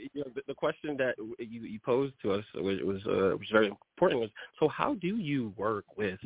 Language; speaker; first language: English; early bilingual, other home language; Haitian Creole